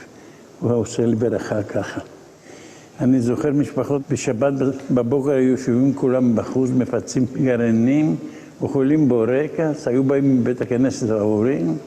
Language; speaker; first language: Hebrew; non-native, fluent; Ladino